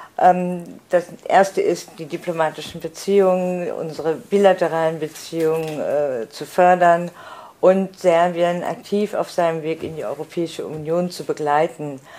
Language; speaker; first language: German; native; German